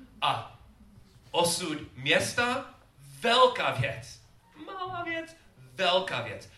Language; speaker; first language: Czech; non-native, learner; English